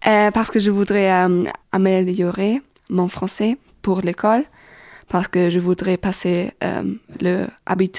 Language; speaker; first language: French; non-native, learner; German